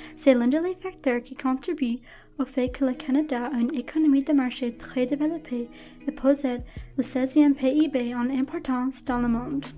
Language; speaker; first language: French; non-native, local second language; English